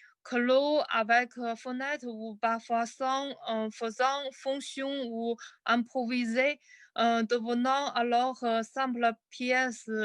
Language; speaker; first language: French; non-native, learner; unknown